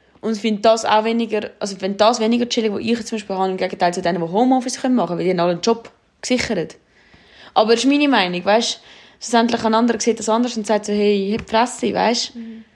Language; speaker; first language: German; native; German